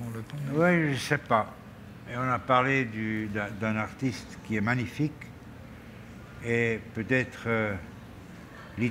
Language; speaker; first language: French; non-native, fluent; German